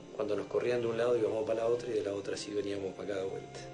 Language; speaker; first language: Spanish; native; Spanish